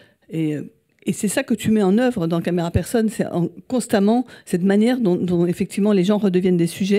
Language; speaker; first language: French; native; French